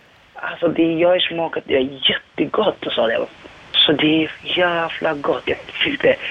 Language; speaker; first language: Swedish; non-native, learner; Somali